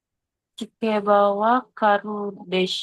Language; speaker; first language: Japanese; non-native, learner; Indonesian